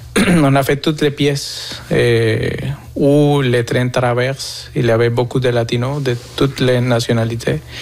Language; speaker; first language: French; non-native, fluent; Spanish